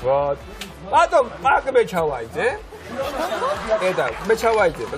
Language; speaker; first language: Russian; non-native, learner; Georgian